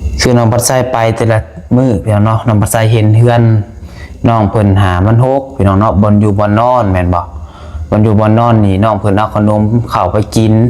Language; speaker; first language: Thai; non-native, local second language; Lao